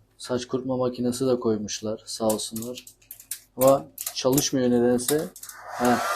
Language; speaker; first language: Turkish; early bilingual, heritage; Turkish